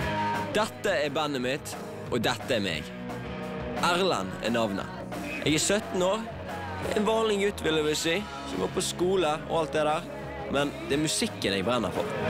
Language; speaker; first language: Norwegian; native; Norwegian